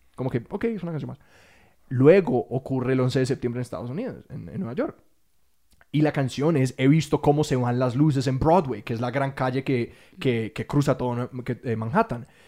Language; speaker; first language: Spanish; native; Spanish